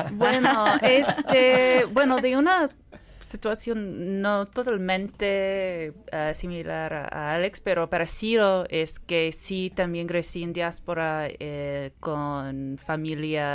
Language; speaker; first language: Spanish; non-native, fluent; English